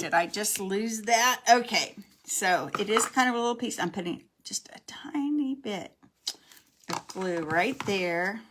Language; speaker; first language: English; native; English